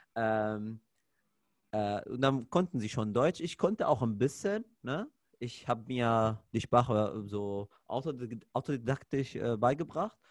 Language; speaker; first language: German; non-native, fluent; Arabic